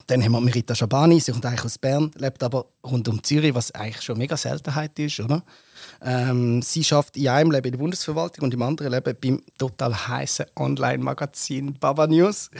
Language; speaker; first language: German; native; German